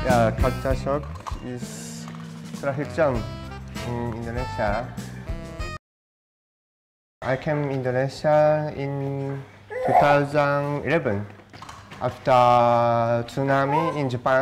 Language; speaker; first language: English; non-native, learner; Japanese